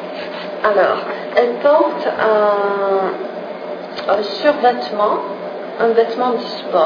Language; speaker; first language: French; non-native, fluent; English